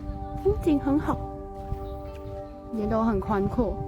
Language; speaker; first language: Chinese; native; Chinese